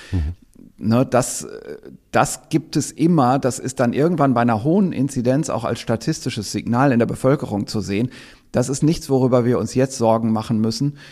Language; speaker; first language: German; native; German